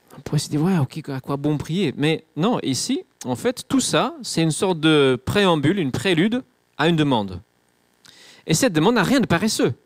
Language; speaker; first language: French; non-native, fluent; English